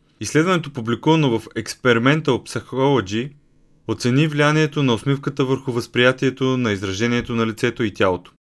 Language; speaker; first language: Bulgarian; native; Bulgarian